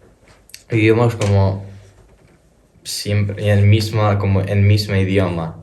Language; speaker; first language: Spanish; early bilingual, other home language; Ukrainian